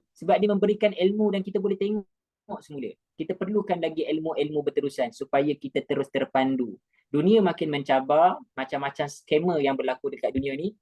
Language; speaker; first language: Malay; native; Malay